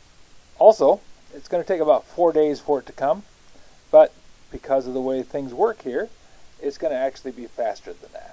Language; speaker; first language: English; native; English